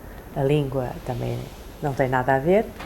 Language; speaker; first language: Portuguese; early bilingual, other home language; Chinese